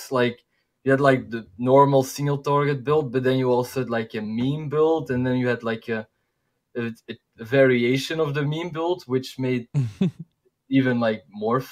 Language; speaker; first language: English; non-native, fluent; Dutch